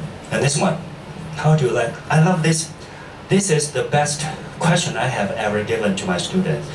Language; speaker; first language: English; non-native, fluent; Chinese